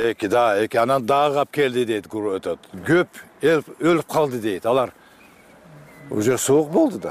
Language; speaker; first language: Kyrgyz; non-native, local second language; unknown